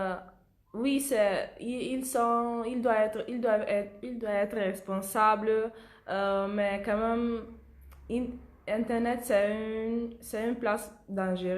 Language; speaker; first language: French; non-native, learner; Italian